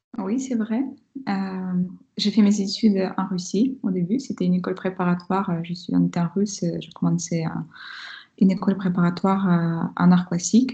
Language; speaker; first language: French; non-native, fluent; Russian